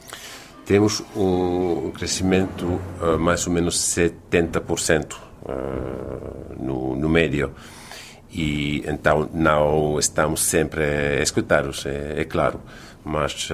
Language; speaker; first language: Portuguese; non-native, fluent; Finnish